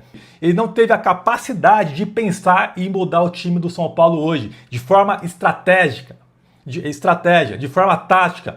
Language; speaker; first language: Portuguese; native; Portuguese